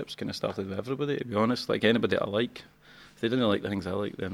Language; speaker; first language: English; native; English